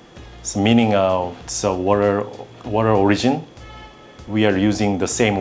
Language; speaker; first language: English; non-native, learner; Korean